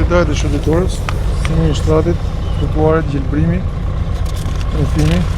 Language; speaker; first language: Albanian; native; Albanian